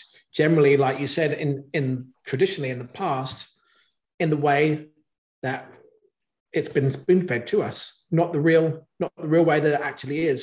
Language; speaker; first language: English; native; English